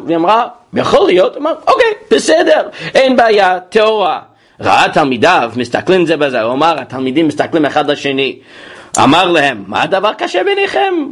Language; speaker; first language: Hebrew; non-native, fluent; English